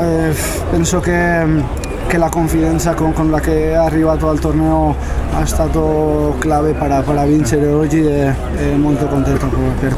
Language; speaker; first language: Italian; non-native, learner; Spanish